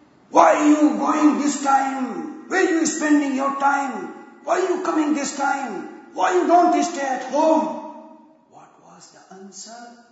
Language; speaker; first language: English; non-native, local second language; Urdu